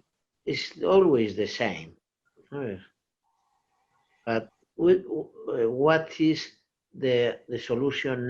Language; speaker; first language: English; non-native, learner; Portuguese